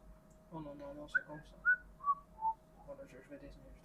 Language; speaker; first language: French; non-native, learner; Chinese